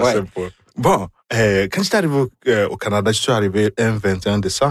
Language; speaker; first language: French; non-native, fluent; Igbo